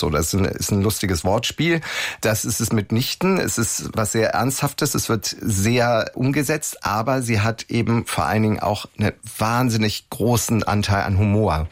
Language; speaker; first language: German; native; German